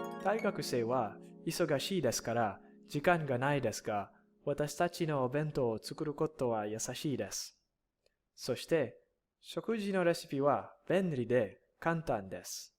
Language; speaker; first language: Japanese; non-native, learner; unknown